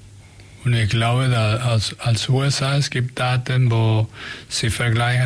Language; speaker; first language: German; non-native, learner; Spanish